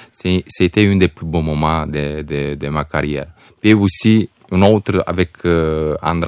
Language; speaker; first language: French; non-native, fluent; Romanian